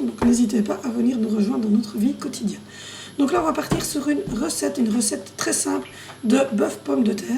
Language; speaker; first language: French; native; French